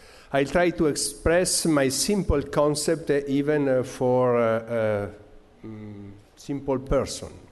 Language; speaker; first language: English; non-native, fluent; Italian